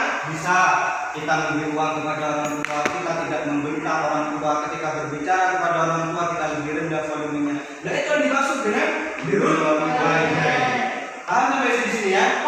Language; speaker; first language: Indonesian; native; Indonesian